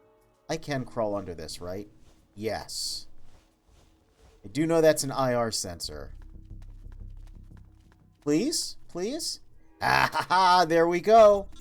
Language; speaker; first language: English; native; English